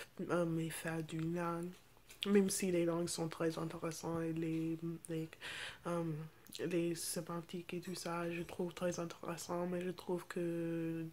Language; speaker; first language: French; non-native, fluent; English